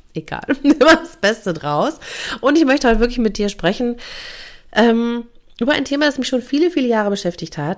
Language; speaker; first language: German; native; German